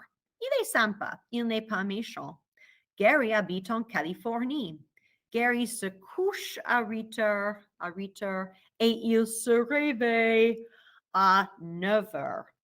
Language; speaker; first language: French; non-native, fluent; English